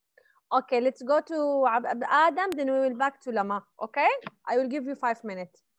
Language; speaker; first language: English; non-native, fluent; Arabic